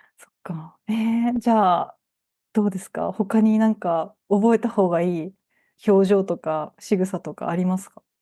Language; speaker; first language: Japanese; native; Japanese